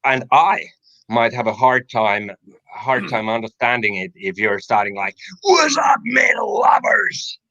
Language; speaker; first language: English; non-native, fluent; Finnish